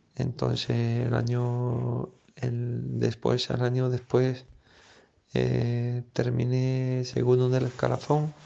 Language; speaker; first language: Spanish; non-native, fluent; French